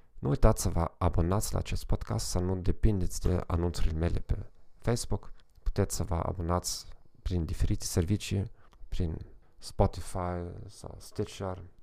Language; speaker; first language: Romanian; non-native, fluent; German